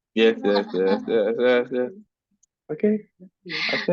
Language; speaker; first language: English; non-native, learner; Indonesian